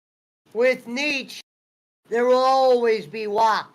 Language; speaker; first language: English; native; English